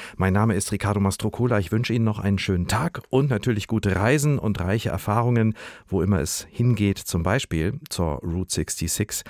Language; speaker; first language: German; native; German